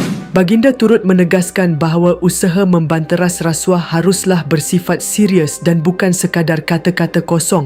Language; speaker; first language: Malay; native; Malay